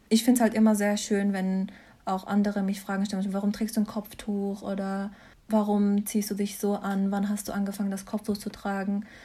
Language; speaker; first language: German; early bilingual, other home language; Turkish